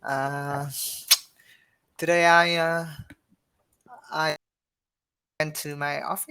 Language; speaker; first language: English; non-native, learner; Vietnamese